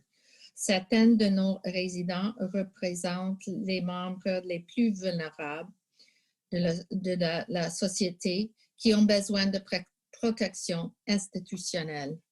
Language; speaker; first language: French; non-native, local second language; English